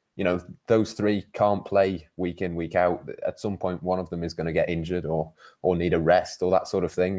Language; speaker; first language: English; native; English